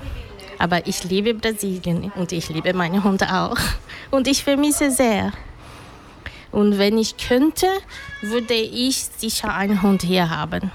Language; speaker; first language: German; non-native, learner; Portuguese